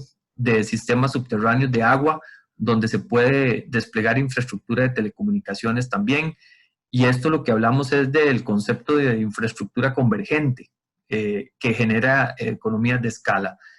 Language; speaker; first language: Spanish; native; Spanish